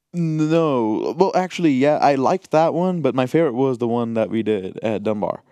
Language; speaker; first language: English; non-native, local second language; Gujarati